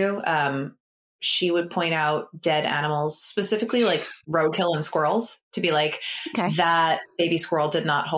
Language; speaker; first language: English; native; English